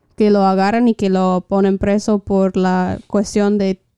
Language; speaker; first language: Spanish; non-native, fluent; English